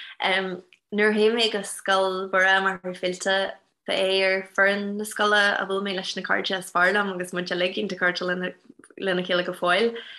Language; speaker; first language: Irish; non-native, local second language; English